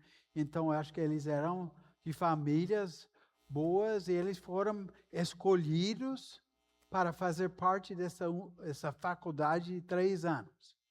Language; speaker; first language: Portuguese; non-native, fluent; English